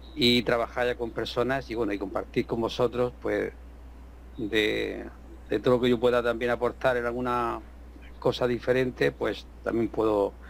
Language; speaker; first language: Spanish; native; Spanish